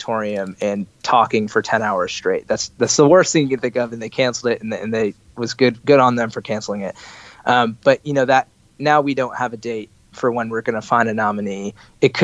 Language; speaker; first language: English; native; English